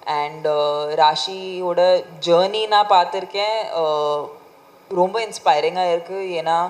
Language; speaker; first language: Tamil; non-native, fluent; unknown